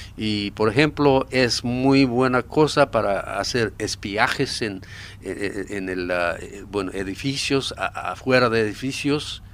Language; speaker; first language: Spanish; non-native, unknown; Japanese